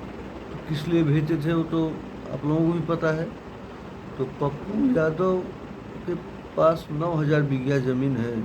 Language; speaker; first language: Hindi; native; Hindi